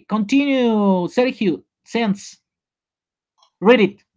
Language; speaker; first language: English; non-native, learner; Spanish